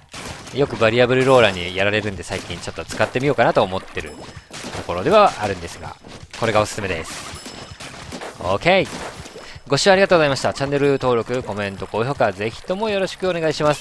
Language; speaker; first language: Japanese; native; Japanese